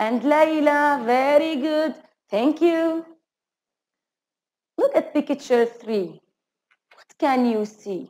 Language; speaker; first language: English; non-native, fluent; Arabic